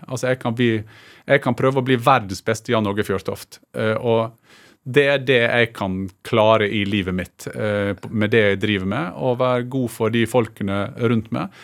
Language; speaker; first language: Norwegian; native; Norwegian